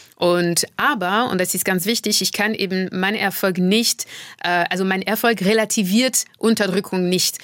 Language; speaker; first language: German; non-native, fluent; French